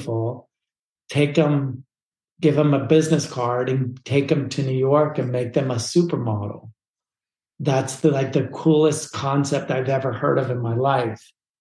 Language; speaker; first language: English; native; English